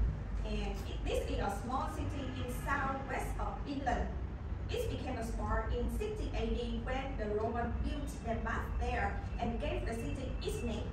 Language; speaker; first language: English; non-native, learner; Vietnamese